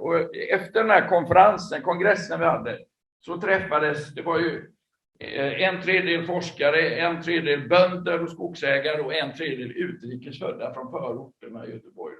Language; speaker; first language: Swedish; native; Swedish